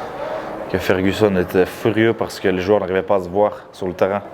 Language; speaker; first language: French; native; French